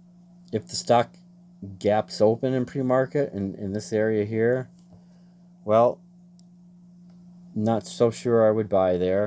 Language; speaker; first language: English; native; English